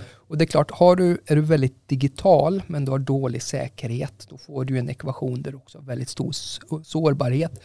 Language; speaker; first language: Swedish; native; Swedish